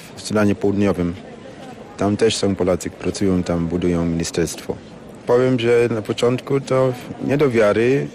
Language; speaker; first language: Polish; non-native, fluent; Swahili